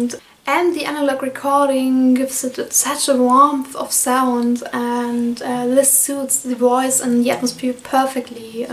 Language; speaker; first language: English; non-native, fluent; German